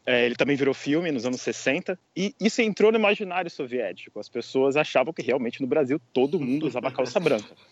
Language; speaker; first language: Portuguese; native; Portuguese